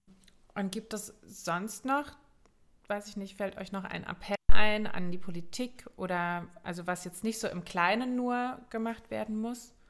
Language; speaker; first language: German; native; German